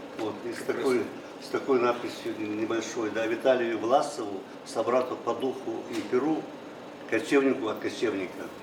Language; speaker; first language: Russian; non-native, local second language; Buriat